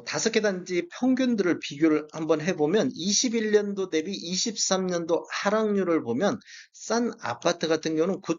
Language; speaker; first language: Korean; native; Korean